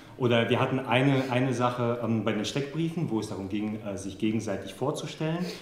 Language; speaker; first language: German; early bilingual, other home language; Russian